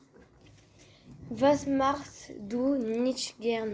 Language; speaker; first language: German; non-native, learner; French